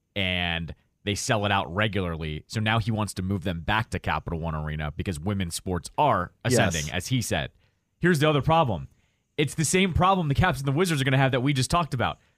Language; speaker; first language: English; native; English